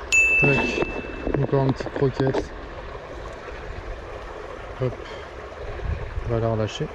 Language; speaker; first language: French; native; French